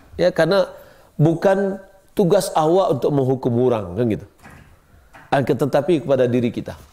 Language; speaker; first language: Malay; non-native, local second language; Minangkabau